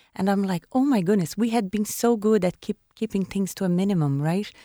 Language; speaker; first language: English; non-native, fluent; Portuguese